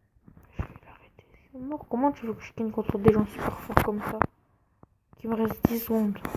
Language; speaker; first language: French; native; French